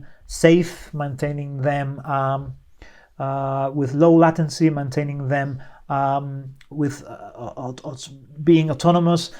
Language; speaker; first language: English; non-native, fluent; Spanish